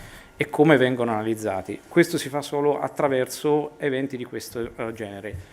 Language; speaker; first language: Italian; native; Italian